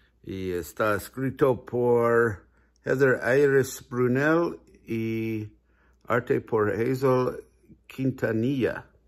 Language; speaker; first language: Spanish; non-native, learner; English